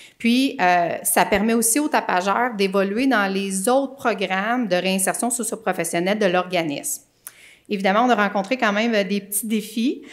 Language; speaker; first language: French; native; French